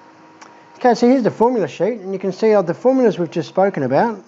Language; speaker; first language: English; native; English